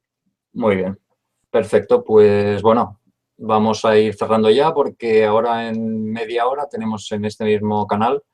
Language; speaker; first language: Spanish; native; Spanish